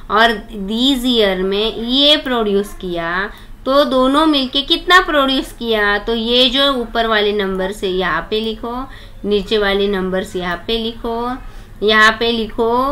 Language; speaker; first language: Hindi; non-native, local second language; Marathi